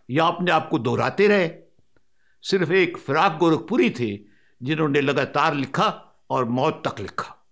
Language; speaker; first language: Urdu; non-native, local second language; Punjabi